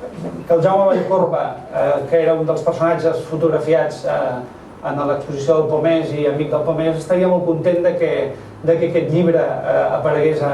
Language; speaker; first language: Catalan; native; Catalan